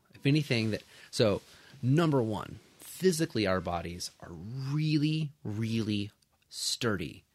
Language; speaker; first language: English; native; English